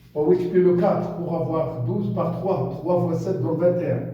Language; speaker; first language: French; non-native, local second language; Arabic